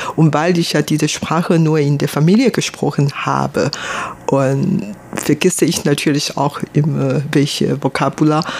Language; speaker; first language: German; non-native, fluent; Hakka Chinese